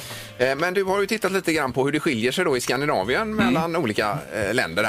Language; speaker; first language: Swedish; native; Swedish